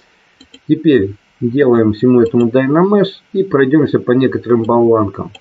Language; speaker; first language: Russian; native; Russian